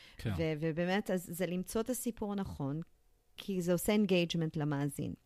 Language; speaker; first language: Hebrew; early bilingual, other home language; English